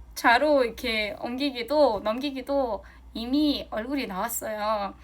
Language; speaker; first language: Korean; non-native, fluent; Mongolian